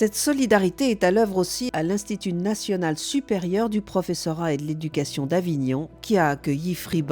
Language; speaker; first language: French; native; French